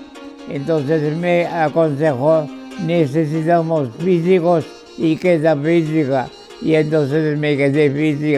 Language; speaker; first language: Spanish; non-native, fluent; Georgian